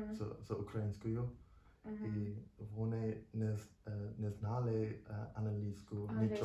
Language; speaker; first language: Ukrainian; non-native, learner; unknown